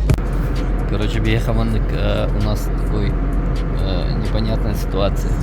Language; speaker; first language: Russian; native; Russian